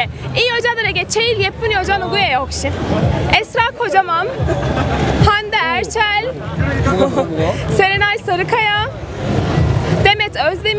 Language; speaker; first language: Korean; non-native, learner; Turkish